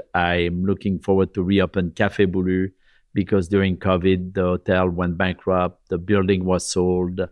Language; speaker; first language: English; non-native, fluent; French